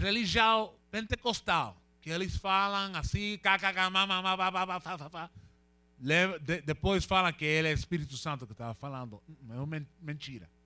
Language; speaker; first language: Portuguese; non-native, learner; Spanish